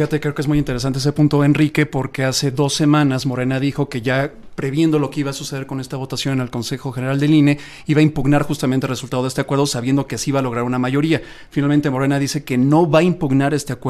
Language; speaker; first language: Spanish; native; Spanish